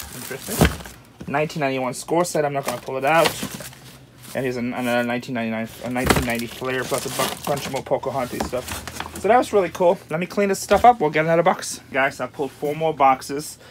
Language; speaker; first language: English; non-native, fluent; German